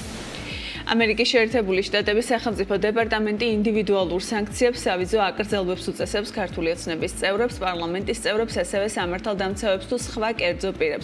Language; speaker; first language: Georgian; native; Georgian